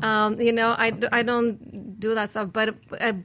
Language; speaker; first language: English; non-native, fluent; Russian